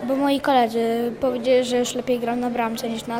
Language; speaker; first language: Polish; native; Polish